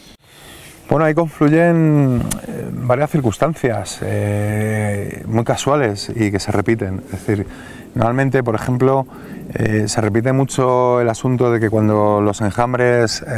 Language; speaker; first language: Spanish; native; Spanish